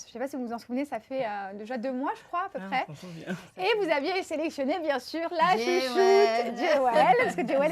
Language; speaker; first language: French; native; French